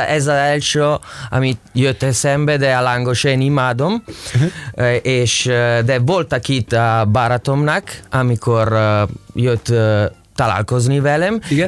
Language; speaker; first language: Hungarian; non-native, learner; Italian